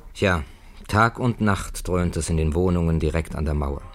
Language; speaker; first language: German; native; German